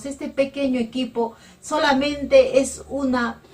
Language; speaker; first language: Spanish; native; Spanish